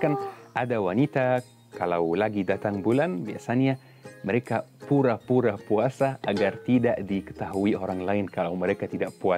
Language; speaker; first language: Indonesian; non-native, fluent; Arabic